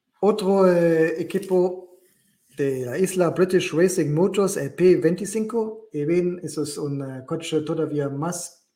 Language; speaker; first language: Spanish; non-native, learner; German